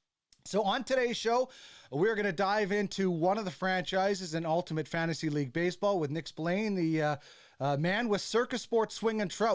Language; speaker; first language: English; native; English